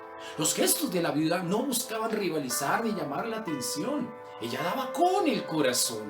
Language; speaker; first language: Spanish; native; Spanish